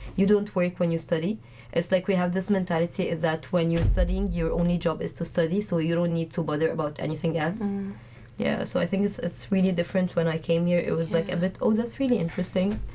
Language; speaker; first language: English; non-native, fluent; Arabic